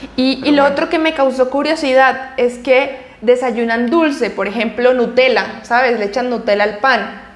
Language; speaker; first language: Spanish; native; Spanish